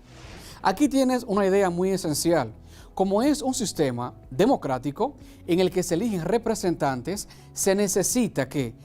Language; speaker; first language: Spanish; native; Spanish